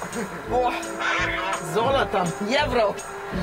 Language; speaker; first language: Russian; non-native, fluent; German